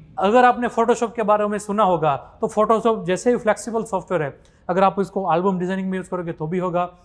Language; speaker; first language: Hindi; non-native, local second language; Gujarati